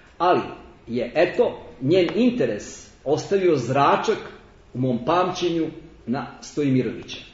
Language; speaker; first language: Serbian; native; Serbian